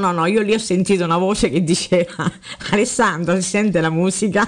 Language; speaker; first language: Italian; native; Italian